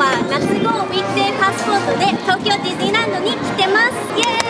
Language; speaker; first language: Japanese; non-native, fluent; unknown